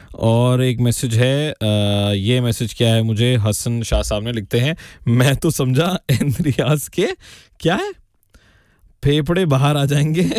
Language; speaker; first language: Hindi; native; Hindi